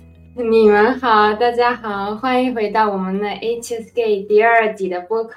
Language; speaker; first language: Chinese; non-native, fluent; Spanish